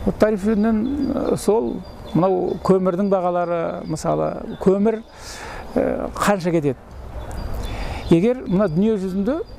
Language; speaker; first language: Kazakh; native; Kazakh